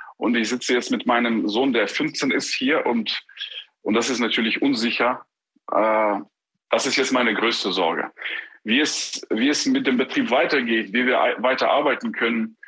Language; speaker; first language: German; non-native, fluent; Ukrainian